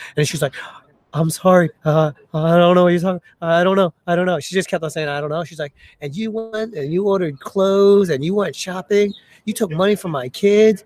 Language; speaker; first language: English; early bilingual, other home language; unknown